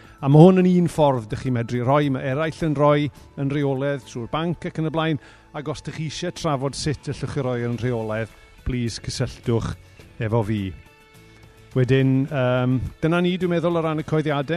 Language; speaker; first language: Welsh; native; Welsh